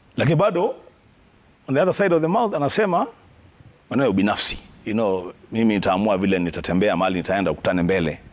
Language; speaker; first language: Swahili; non-native, local second language; Kamba